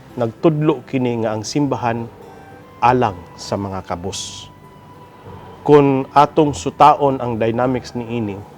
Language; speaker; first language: Cebuano; native; Cebuano